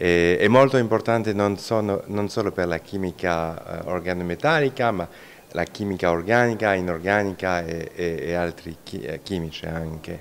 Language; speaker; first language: Italian; non-native, learner; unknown